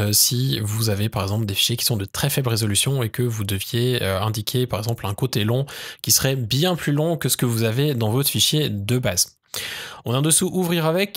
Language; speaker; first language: French; native; French